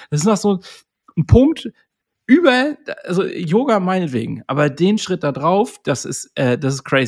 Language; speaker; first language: German; native; German